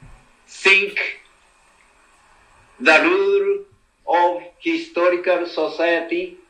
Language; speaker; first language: English; non-native, learner; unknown